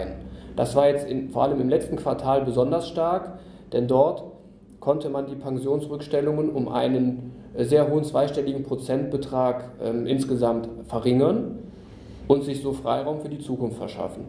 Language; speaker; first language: German; native; German